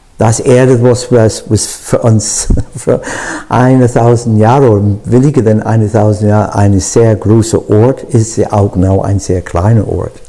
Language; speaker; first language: German; non-native, fluent; English